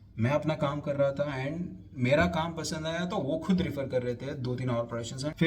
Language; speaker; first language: Hindi; non-native, local second language; Telugu